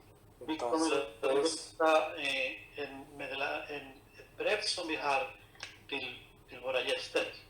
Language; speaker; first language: Swedish; non-native, fluent; Spanish